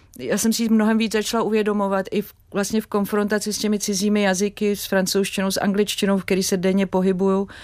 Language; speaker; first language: Czech; native; Czech